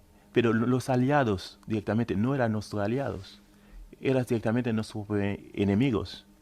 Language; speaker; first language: Spanish; non-native, fluent; Haitian Creole